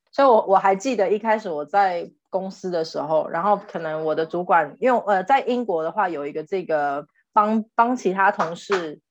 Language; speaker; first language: Chinese; native; Chinese